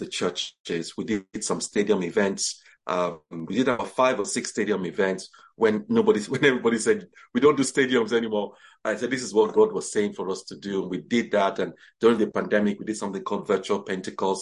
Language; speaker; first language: English; non-native, local second language; Yoruba